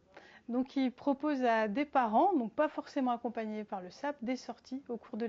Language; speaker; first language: French; native; French